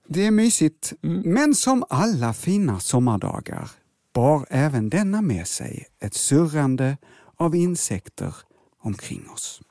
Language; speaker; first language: Swedish; native; Swedish